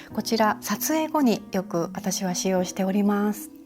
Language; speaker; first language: Japanese; native; Japanese